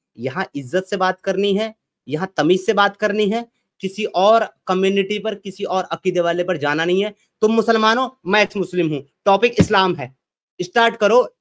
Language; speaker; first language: Hindi; native; Hindi